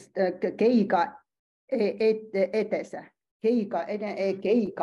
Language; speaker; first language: Finnish; non-native, learner; Chinese